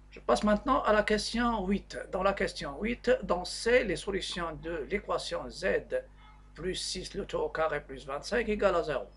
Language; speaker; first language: French; non-native, local second language; Arabic